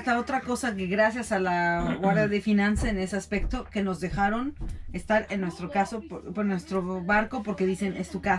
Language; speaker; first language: Spanish; native; Spanish